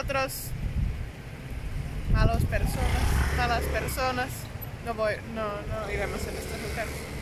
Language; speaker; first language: Spanish; non-native, learner; Finnish